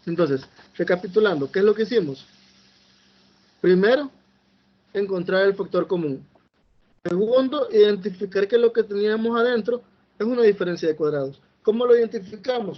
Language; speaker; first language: Spanish; native; Spanish